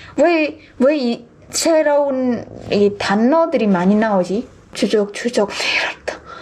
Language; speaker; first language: Korean; non-native, fluent; Khmer